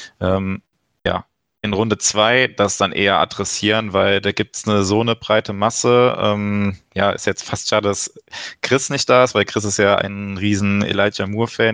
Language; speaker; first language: German; native; German